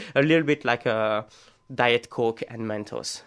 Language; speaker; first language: English; non-native, fluent; French